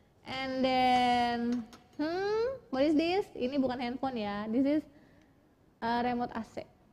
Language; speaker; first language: English; non-native, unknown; Indonesian